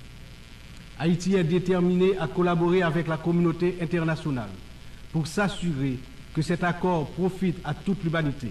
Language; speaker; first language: French; non-native, local second language; Haitian Creole